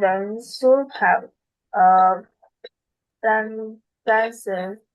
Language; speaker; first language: English; non-native, learner; Vietnamese